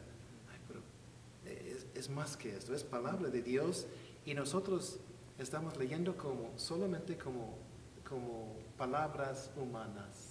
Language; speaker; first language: Spanish; non-native, fluent; English